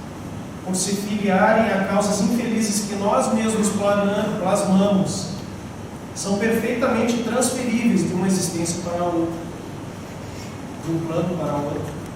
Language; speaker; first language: Portuguese; native; Portuguese